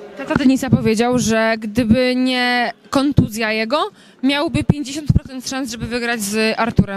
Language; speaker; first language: Polish; native; Polish